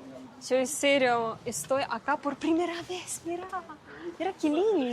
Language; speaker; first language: Spanish; non-native, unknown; Russian